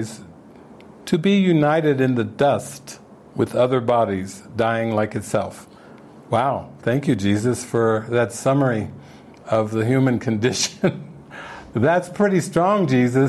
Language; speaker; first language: English; native; English